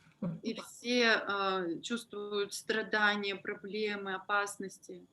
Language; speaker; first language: Russian; native; Russian